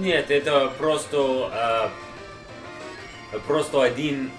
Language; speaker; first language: Russian; non-native, learner; English